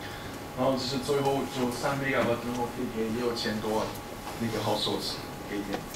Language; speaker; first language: Chinese; non-native, fluent; German